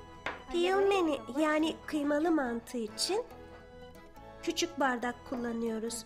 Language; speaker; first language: Turkish; early bilingual, heritage; Turkish